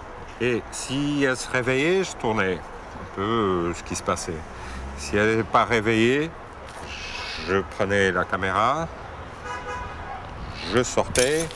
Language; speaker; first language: French; non-native, fluent; Portuguese